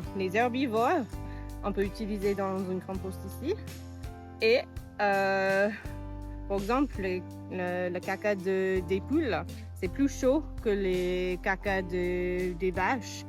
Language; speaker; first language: French; non-native, fluent; English